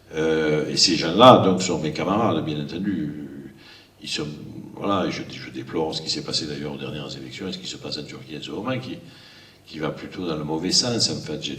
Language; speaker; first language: French; native; French